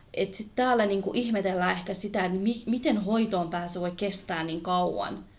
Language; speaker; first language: Finnish; early bilingual, other home language; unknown